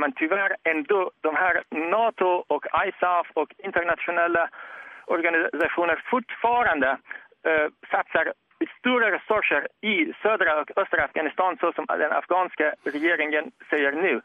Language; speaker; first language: Swedish; non-native, fluent; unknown